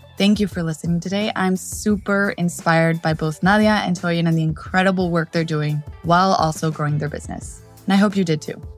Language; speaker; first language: English; non-native, fluent; Spanish